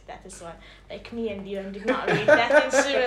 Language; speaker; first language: English; non-native, fluent; Arabic